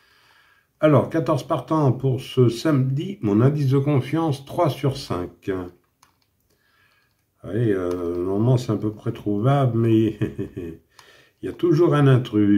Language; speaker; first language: French; native; French